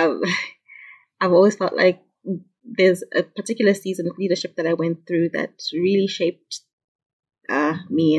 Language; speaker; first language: English; non-native, local second language; Shona